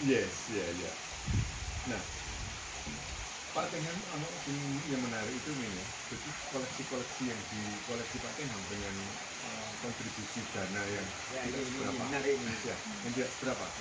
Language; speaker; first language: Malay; non-native, local second language; Javanese